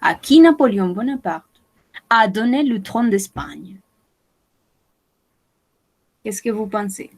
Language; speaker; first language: French; non-native, fluent; Spanish